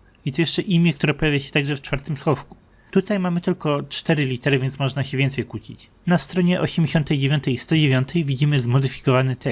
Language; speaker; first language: Polish; native; Polish